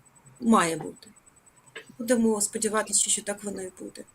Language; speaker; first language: Ukrainian; native; Ukrainian